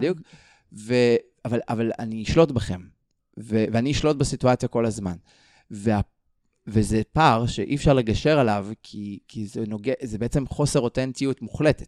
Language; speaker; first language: Hebrew; native; Hebrew